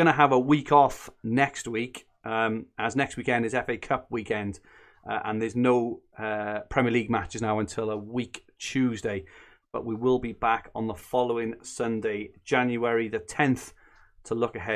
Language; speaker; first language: English; native; English